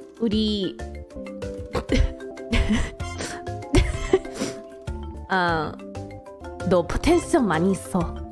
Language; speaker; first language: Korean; non-native, learner; English